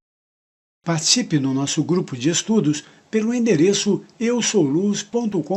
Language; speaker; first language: Portuguese; native; Portuguese